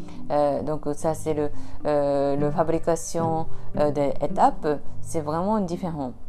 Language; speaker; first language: French; non-native, learner; Japanese